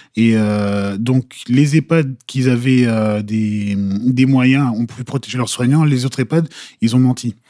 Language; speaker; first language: French; native; French